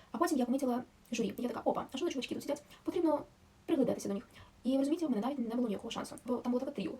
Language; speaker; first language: Ukrainian; non-native, local second language; Russian